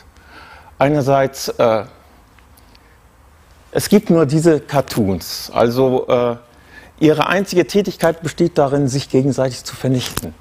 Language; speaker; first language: German; native; German